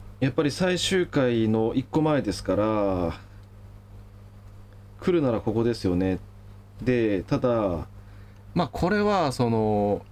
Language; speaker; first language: Japanese; native; Japanese